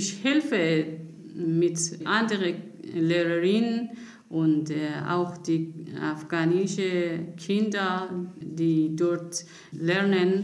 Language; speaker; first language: German; non-native, learner; Persian